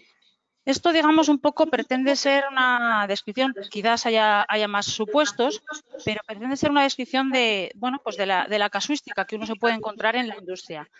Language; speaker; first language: Spanish; native; Spanish